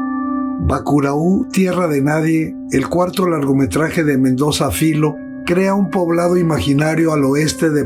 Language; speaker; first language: Spanish; native; Spanish